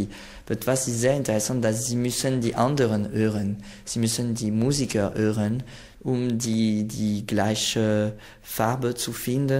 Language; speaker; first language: German; non-native, learner; French